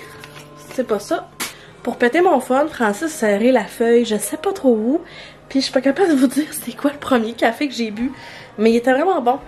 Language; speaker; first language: French; native; French